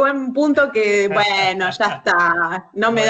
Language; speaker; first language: Spanish; native; Spanish